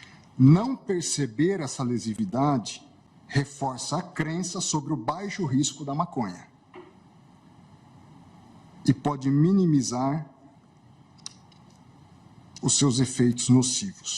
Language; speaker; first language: Portuguese; native; Portuguese